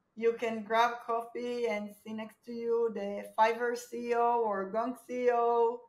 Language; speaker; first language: English; non-native, fluent; Hebrew